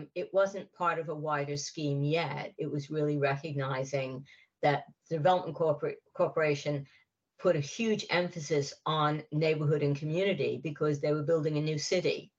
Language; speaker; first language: English; native; English